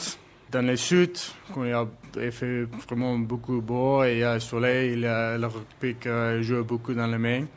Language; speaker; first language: French; non-native, learner; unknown